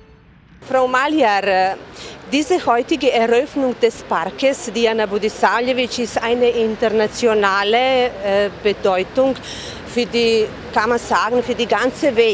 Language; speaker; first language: German; non-native, fluent; Serbian